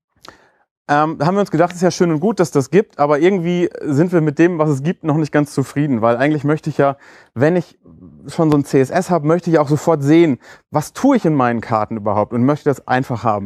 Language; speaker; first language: German; native; German